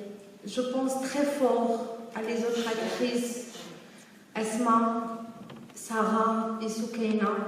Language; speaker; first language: French; non-native, local second language; Arabic